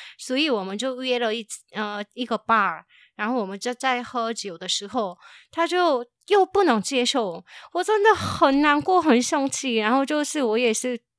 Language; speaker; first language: Chinese; non-native, fluent; Korean